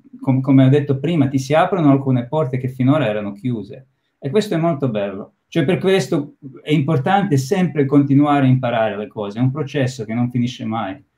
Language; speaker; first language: Italian; non-native, fluent; Croatian